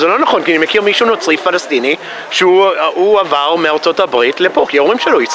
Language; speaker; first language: Hebrew; non-native, fluent; English